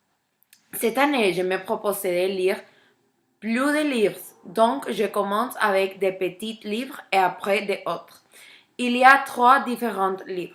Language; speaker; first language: French; non-native, learner; Spanish